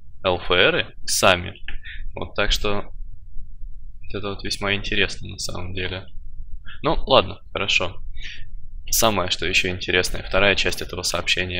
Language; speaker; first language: Russian; native; Russian